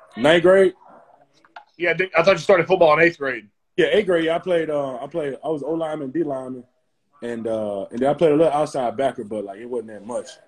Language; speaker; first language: English; native; English